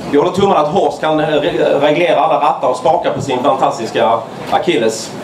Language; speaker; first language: Swedish; native; Swedish